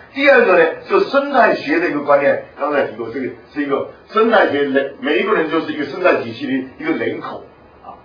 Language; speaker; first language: Chinese; non-native, local second language; Hakka Chinese